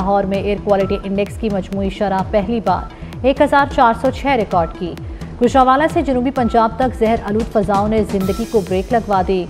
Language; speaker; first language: Urdu; native; Urdu